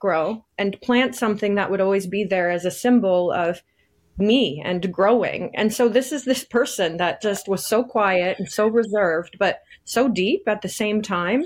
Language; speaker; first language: English; native; English